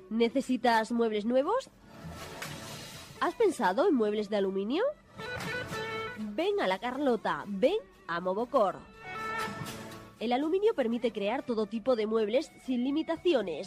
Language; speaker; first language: Spanish; native; Spanish